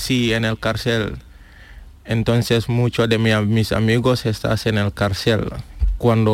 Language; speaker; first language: Spanish; non-native, learner; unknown